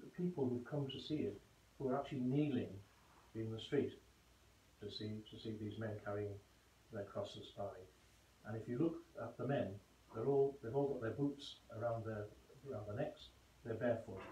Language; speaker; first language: English; native; English